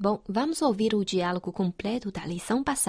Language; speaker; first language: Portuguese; non-native, fluent; Chinese